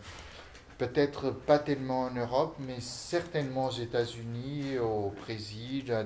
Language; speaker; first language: French; non-native, fluent; Portuguese